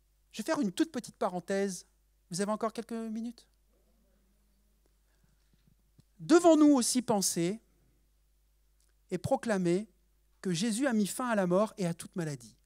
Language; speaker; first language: French; native; French